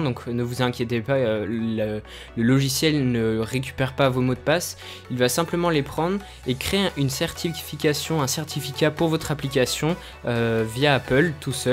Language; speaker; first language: French; native; French